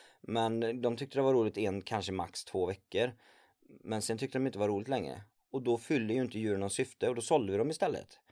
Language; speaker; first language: Swedish; native; Swedish